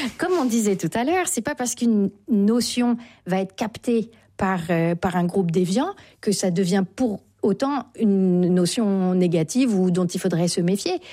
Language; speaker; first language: French; native; French